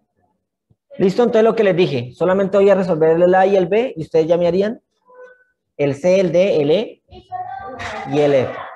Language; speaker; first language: Spanish; native; Spanish